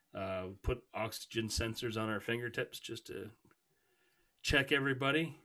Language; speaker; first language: English; native; English